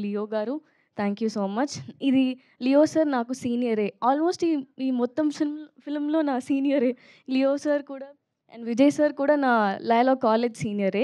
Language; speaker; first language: Telugu; non-native, learner; Tamil